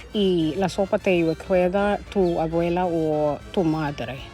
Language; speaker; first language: Spanish; early bilingual, heritage; Spanish